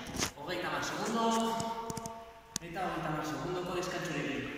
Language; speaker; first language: Basque; native; Basque